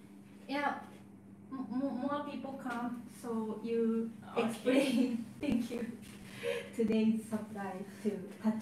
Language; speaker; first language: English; non-native, learner; Japanese